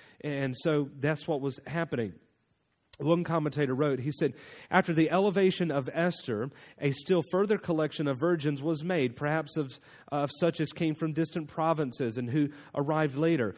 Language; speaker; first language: English; native; English